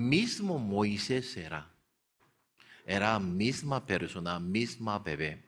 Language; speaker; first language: Spanish; non-native, learner; Korean